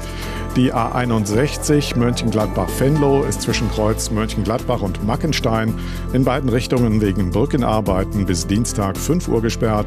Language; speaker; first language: German; native; German